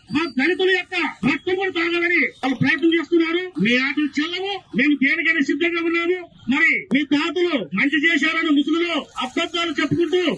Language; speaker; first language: Telugu; native; Telugu